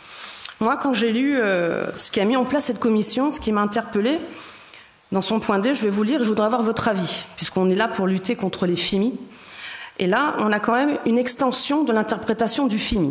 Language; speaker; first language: French; native; French